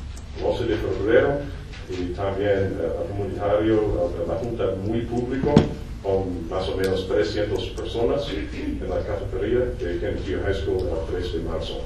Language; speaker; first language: Spanish; non-native, learner; English